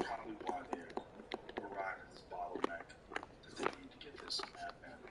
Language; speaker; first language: English; native; English